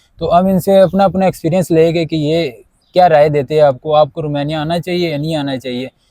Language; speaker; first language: Urdu; non-native, local second language; Pashto